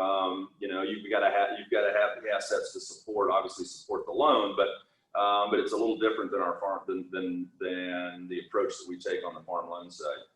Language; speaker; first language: English; native; English